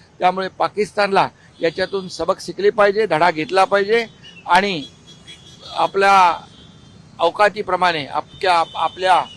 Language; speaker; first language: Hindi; non-native, local second language; Marathi